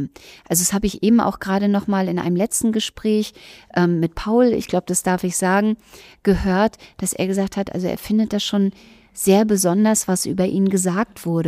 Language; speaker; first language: German; native; German